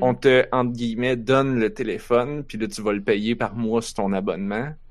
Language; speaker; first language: French; native; French